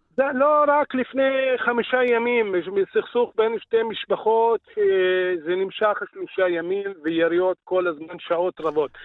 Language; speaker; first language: Hebrew; non-native, local second language; Arabic